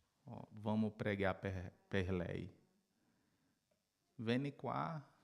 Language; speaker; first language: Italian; non-native, learner; Portuguese